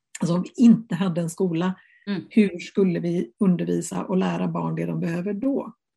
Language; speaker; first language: Swedish; native; Swedish